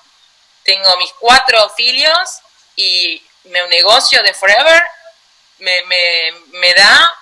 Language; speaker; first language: Portuguese; non-native, learner; Spanish